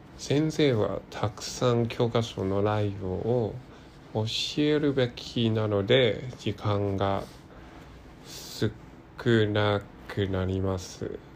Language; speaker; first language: Japanese; non-native, learner; Cantonese